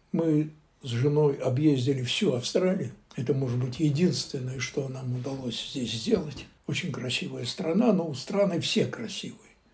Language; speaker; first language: Russian; native; Russian